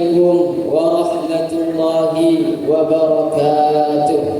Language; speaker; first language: Indonesian; native; Indonesian